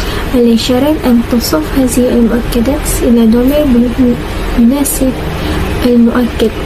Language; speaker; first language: Arabic; non-native, learner; Malay